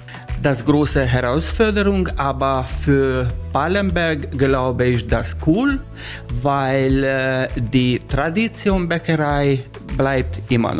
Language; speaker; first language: German; non-native, learner; Hungarian